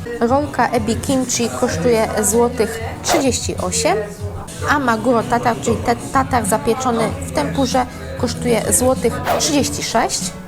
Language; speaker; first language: Polish; native; Polish